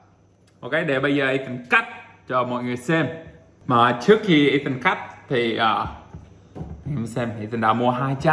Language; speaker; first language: Vietnamese; non-native, fluent; English